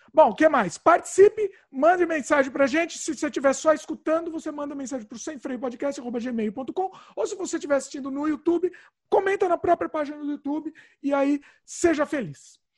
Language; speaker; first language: Portuguese; native; Portuguese